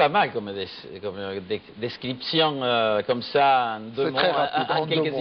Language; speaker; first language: French; non-native, fluent; Spanish